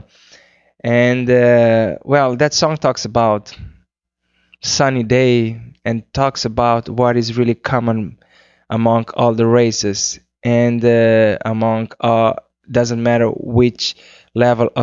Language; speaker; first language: English; non-native, fluent; Kabuverdianu